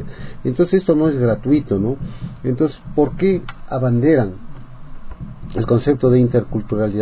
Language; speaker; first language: Spanish; native; Spanish